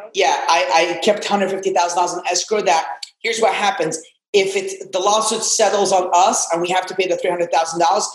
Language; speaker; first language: English; non-native, fluent; Arabic